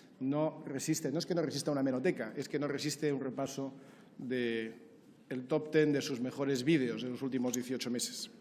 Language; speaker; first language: Spanish; native; Spanish